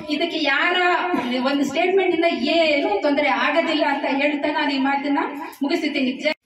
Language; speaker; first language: Kannada; non-native, local second language; Urdu